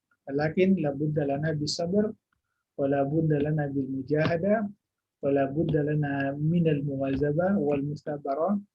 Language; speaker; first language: Arabic; non-native, fluent; Indonesian